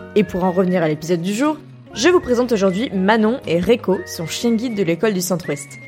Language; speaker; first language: French; native; French